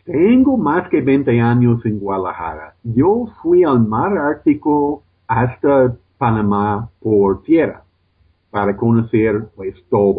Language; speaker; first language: Spanish; non-native, fluent; English